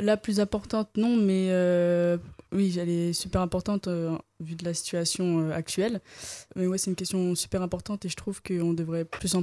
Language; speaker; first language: French; native; French